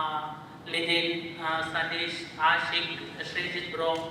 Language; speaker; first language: Malayalam; non-native, learner; Kannada